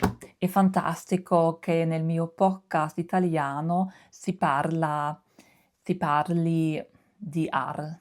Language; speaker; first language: Italian; non-native, fluent; German